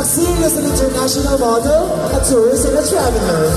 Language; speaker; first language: English; non-native, local second language; Filipino